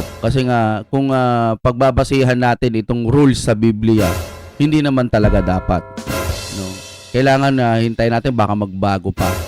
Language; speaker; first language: Filipino; non-native, local second language; Iloko